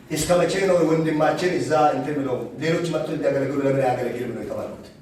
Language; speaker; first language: Amharic; non-native, local second language; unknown